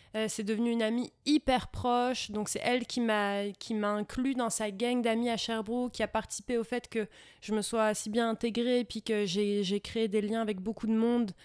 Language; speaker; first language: French; native; French